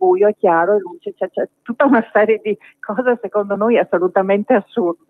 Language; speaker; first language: Italian; native; Italian